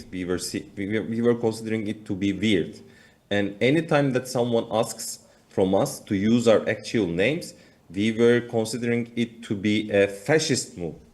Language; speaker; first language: English; non-native, fluent; Turkish